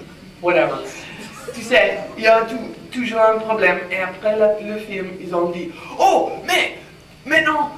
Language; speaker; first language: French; non-native, learner; English